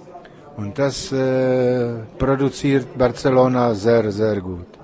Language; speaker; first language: German; non-native, learner; Czech